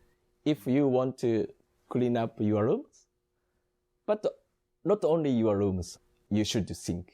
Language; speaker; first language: English; non-native, learner; Japanese